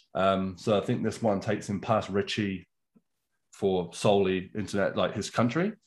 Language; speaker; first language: English; native; English